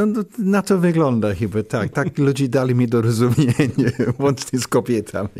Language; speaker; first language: Polish; non-native, learner; English